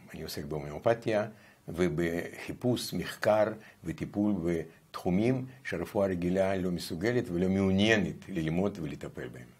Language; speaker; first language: Hebrew; non-native, fluent; Russian